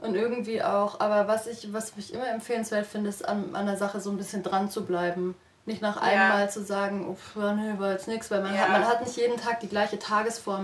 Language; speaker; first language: German; native; German